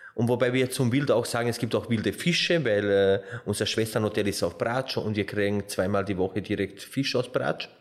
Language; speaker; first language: German; non-native, fluent; Slovenian